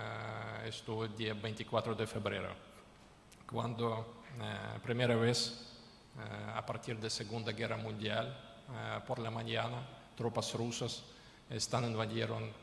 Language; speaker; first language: Spanish; non-native, fluent; Ukrainian